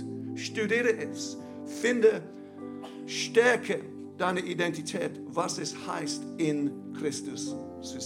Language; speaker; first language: German; non-native, fluent; English